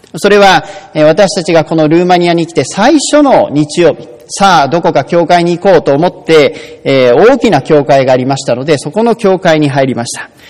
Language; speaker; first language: Japanese; native; Japanese